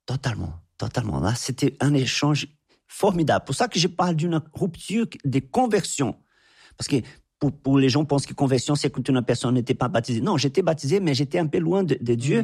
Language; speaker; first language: French; non-native, fluent; Portuguese